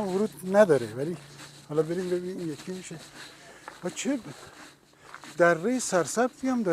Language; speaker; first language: Persian; native; Persian